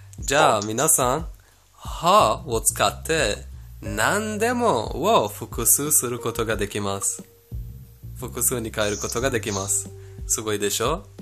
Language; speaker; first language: Japanese; non-native, fluent; Persian